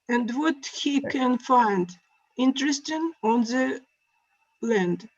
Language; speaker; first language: English; non-native, learner; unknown